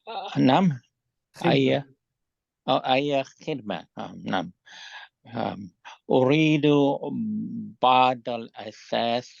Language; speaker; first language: Arabic; non-native, learner; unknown